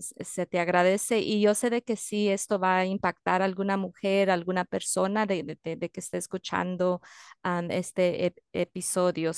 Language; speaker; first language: Spanish; early bilingual, heritage; Spanish